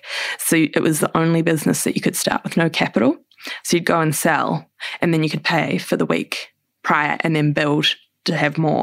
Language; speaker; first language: English; native; English